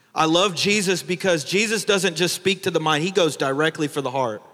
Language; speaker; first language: English; early bilingual, other home language; Filipino